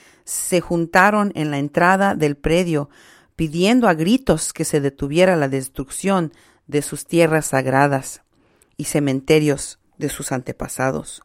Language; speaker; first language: Spanish; native; Spanish